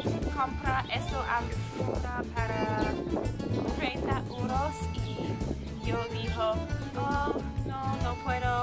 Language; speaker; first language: Spanish; non-native, learner; English